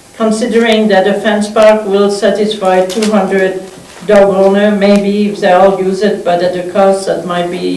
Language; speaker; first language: English; non-native, fluent; French